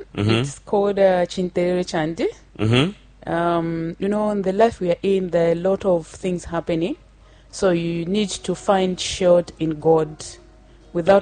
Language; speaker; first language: English; non-native, local second language; Bemba